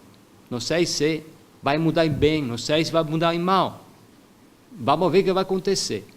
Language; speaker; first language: Portuguese; non-native, fluent; Italian